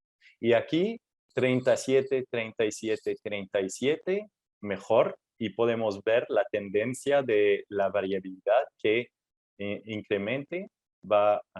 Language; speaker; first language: Spanish; non-native, fluent; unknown